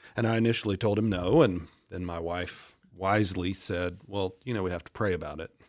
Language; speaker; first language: English; native; English